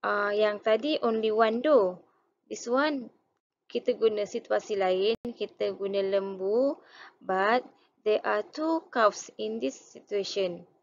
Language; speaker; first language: English; non-native, local second language; Malay